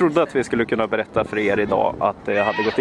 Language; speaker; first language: Swedish; native; Swedish